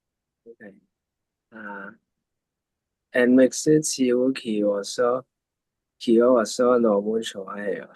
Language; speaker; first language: Korean; non-native, learner; Cantonese